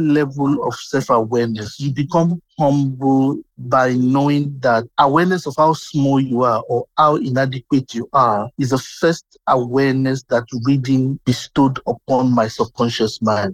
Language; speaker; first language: English; non-native, local second language; Yoruba